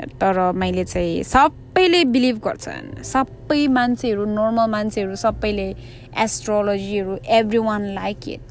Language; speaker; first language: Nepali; early bilingual, heritage; Nepali